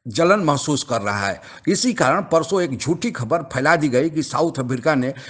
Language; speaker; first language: Hindi; native; Hindi